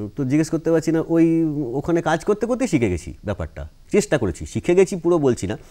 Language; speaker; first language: Bangla; native; Bangla